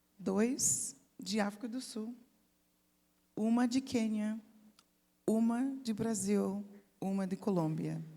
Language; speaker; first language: Portuguese; non-native, fluent; English